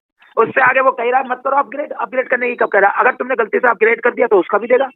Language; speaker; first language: Hindi; native; Hindi